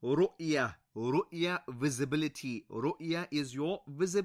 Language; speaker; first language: Arabic; non-native, fluent; English